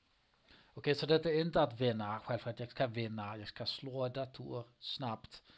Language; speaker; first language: Swedish; non-native, learner; Dutch